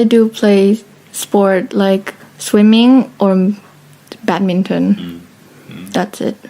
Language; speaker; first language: English; non-native, fluent; Thai